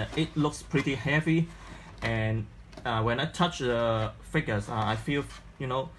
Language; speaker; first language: English; non-native, local second language; Cantonese